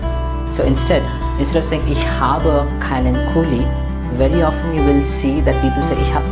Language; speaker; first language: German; non-native, fluent; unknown